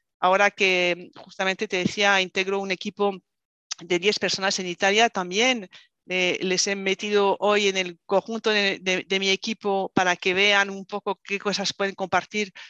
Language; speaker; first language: Spanish; non-native, fluent; French